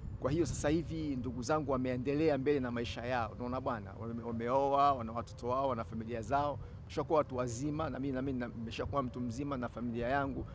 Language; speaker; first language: Swahili; native; Swahili